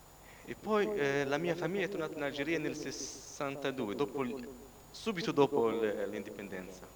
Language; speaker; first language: Italian; non-native, fluent; Arabic